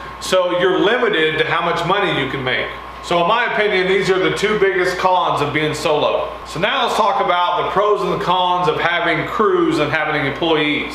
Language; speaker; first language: English; native; English